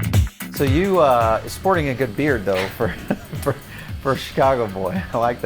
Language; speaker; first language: English; native; English